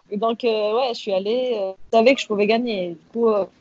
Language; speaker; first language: French; non-native, local second language; Arabic